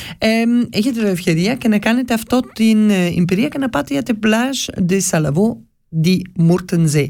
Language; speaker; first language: Greek; early bilingual, heritage; Greek